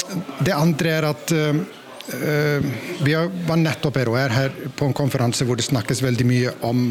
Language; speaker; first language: Norwegian; non-native, fluent; Icelandic